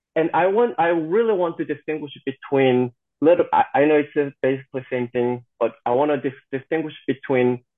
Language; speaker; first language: English; non-native, fluent; Korean